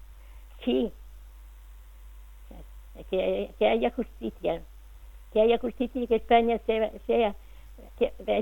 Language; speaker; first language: Spanish; native; Spanish